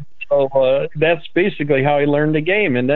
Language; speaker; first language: English; native; English